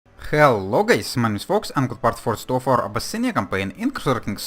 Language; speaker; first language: English; non-native, fluent; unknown